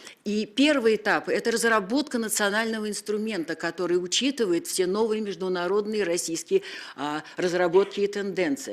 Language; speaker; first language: Russian; native; Russian